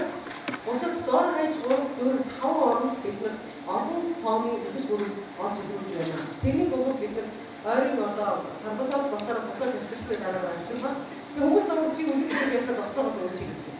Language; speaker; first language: Mongolian; native; Mongolian